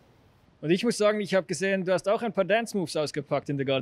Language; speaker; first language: German; native; German